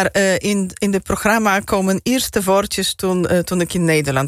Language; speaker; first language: Dutch; non-native, fluent; Polish